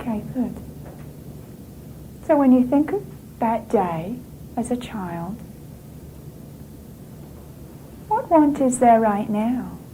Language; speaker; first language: English; native; English